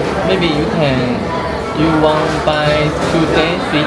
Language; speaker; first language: English; non-native, learner; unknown